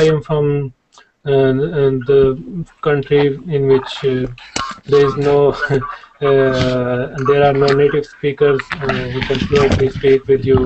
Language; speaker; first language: English; non-native, learner; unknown